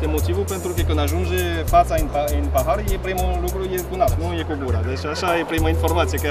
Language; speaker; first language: Romanian; non-native, fluent; French